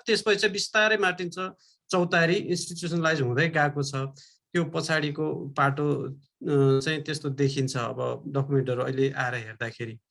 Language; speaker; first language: Nepali; native; Nepali